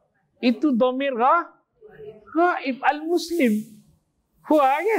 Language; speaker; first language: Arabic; non-native, fluent; Malay